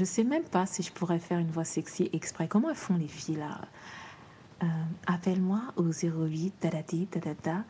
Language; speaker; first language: French; native; French